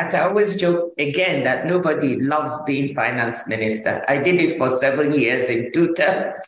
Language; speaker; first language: English; non-native, local second language; Igbo